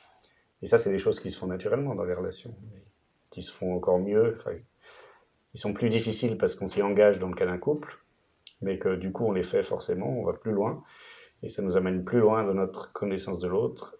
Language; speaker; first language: French; native; French